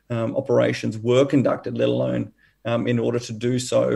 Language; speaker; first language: English; native; English